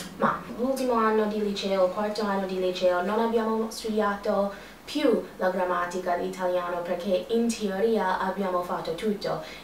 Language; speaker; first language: Italian; non-native, learner; English